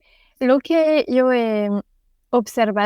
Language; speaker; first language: Spanish; non-native, fluent; French